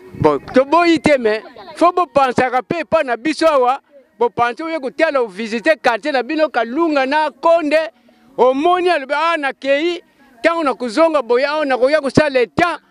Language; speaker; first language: Lingala; native; Lingala